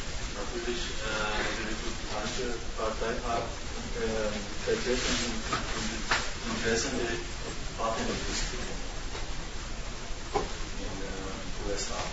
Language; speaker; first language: German; non-native, learner; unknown